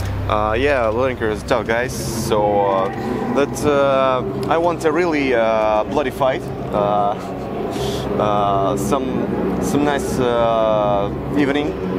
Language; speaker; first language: English; non-native, learner; Russian